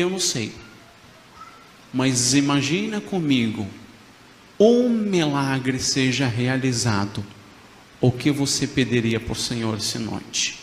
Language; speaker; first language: Portuguese; non-native, fluent; Arabic